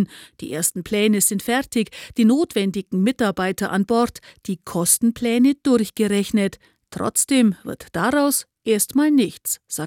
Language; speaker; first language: German; native; German